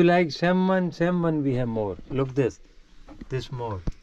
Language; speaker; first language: English; non-native, learner; Hindi